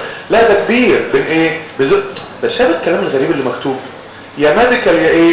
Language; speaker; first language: Arabic; native; Arabic